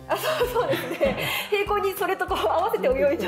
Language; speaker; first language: Japanese; native; Japanese